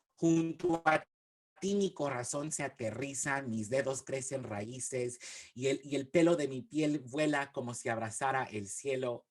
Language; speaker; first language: Spanish; early bilingual, heritage; Spanish